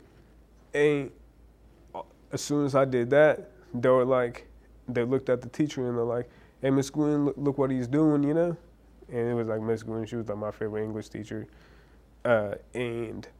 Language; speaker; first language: English; early bilingual, other home language; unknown